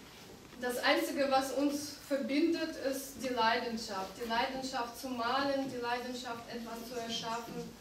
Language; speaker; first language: German; non-native, fluent; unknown